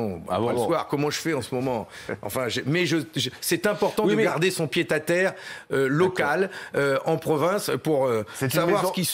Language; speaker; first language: French; native; French